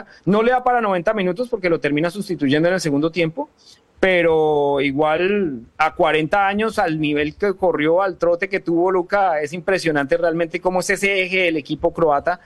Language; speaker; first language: Spanish; native; Spanish